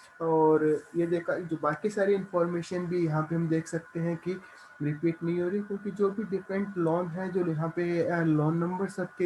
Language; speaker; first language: Hindi; native; Hindi